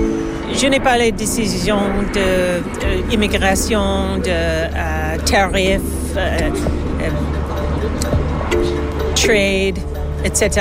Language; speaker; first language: French; non-native, learner; English